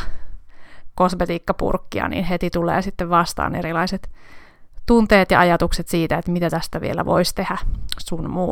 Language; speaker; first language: Finnish; native; Finnish